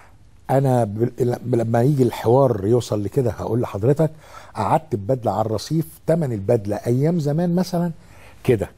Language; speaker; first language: Arabic; native; Arabic